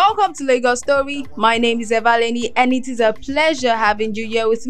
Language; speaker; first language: English; non-native, local second language; Yoruba